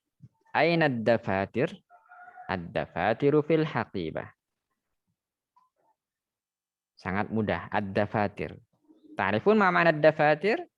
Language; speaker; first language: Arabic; non-native, fluent; Indonesian